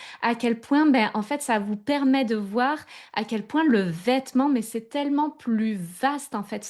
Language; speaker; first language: French; native; French